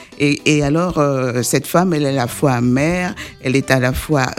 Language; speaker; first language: French; native; French